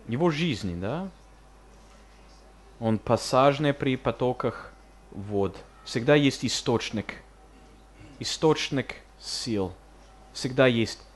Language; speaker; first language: Russian; non-native, fluent; English